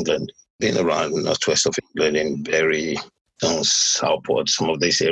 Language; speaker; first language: English; non-native, local second language; Yoruba